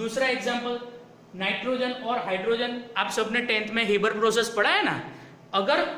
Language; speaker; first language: Hindi; non-native, local second language; Gujarati